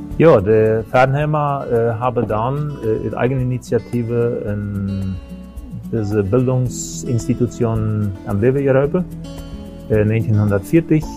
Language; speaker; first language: German; non-native, local second language; Plautdietsch